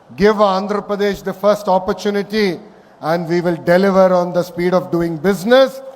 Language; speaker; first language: English; non-native, local second language; Telugu